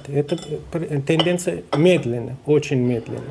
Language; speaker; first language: Russian; non-native, fluent; Persian